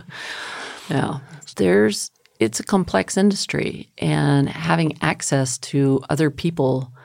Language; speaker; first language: English; native; English